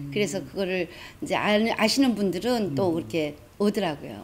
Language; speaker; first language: Korean; native; Korean